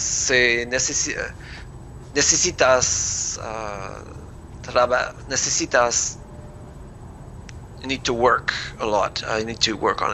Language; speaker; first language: Spanish; non-native, learner; English